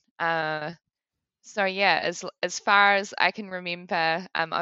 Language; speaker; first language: English; native; English